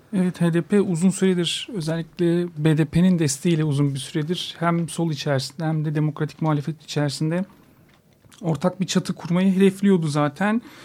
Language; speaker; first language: Turkish; native; Turkish